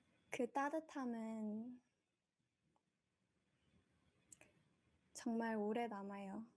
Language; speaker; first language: Korean; early bilingual, heritage; Korean